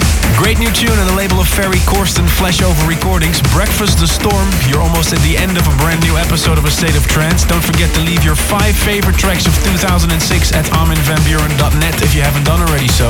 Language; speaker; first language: English; non-native, fluent; Dutch